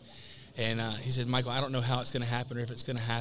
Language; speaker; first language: English; native; English